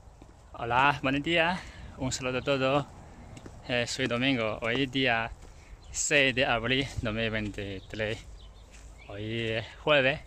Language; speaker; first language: Spanish; non-native, learner; Chinese